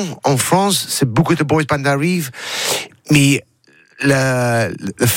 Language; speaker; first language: French; non-native, learner; English